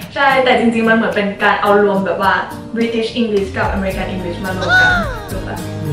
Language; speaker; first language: Thai; native; Thai